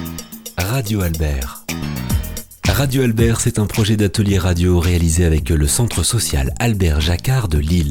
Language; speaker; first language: French; native; French